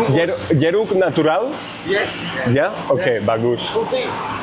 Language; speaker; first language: Indonesian; non-native, learner; Spanish